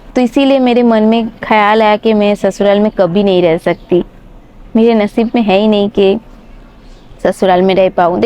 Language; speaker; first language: Hindi; non-native, local second language; Bangla